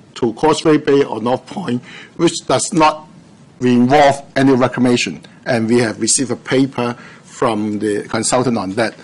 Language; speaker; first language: English; non-native, local second language; Cantonese